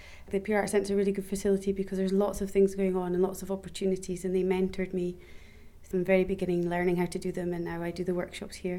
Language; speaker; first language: English; native; English